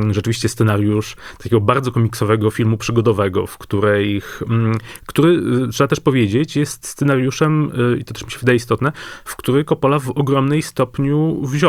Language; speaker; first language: Polish; native; Polish